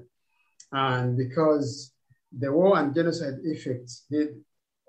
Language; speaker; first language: English; non-native, local second language; Kinyarwanda